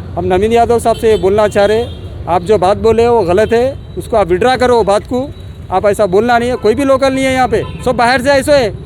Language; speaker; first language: Hindi; non-native, local second language; Urdu